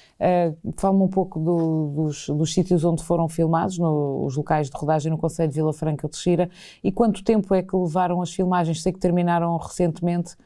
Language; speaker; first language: Portuguese; native; Portuguese